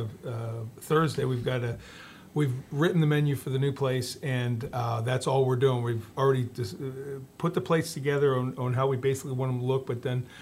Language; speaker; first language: English; native; English